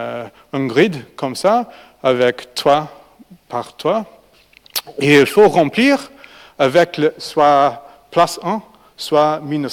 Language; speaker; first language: French; non-native, fluent; English